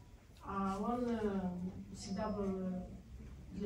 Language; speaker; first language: Russian; non-native, learner; Romanian